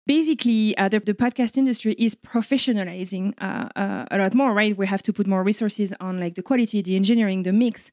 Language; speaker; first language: English; non-native, fluent; French